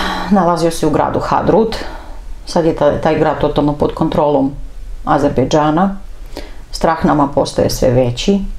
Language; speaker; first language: Serbian; non-native, fluent; Armenian